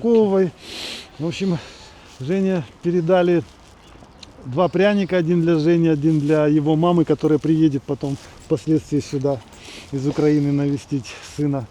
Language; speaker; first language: Russian; native; Russian